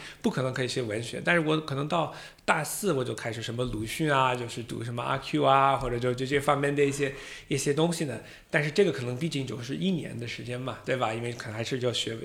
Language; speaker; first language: Chinese; non-native, fluent; English